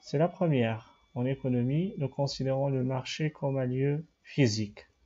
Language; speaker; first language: French; non-native, local second language; Arabic